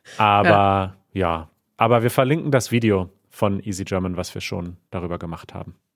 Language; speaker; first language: German; native; German